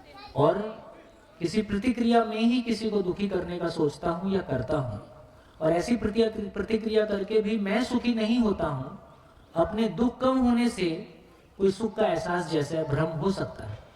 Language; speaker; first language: Hindi; native; Hindi